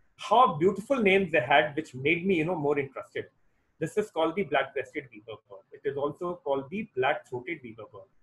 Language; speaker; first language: English; non-native, local second language; Hindi